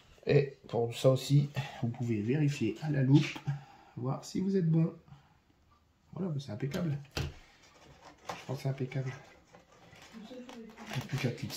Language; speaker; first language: French; native; French